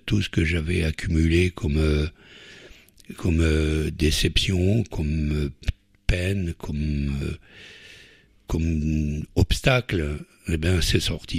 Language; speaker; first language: French; native; French